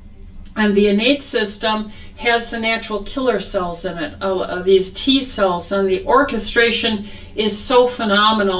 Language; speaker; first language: English; native; English